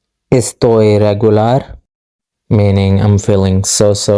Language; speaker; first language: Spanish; non-native, learner; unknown